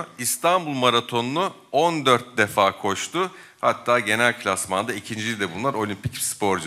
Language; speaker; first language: Turkish; native; Turkish